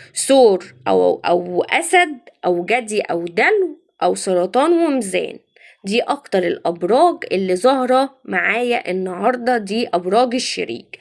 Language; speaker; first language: Arabic; native; Arabic